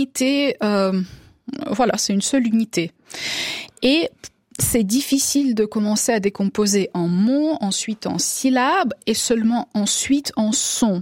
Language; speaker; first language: French; non-native, fluent; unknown